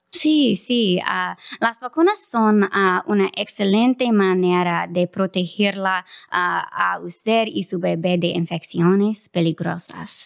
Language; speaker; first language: Spanish; non-native, fluent; English